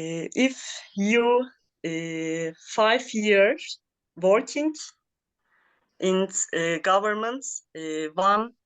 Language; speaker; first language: English; non-native, learner; Turkish